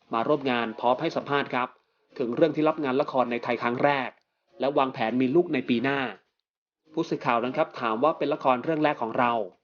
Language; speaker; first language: Thai; native; Thai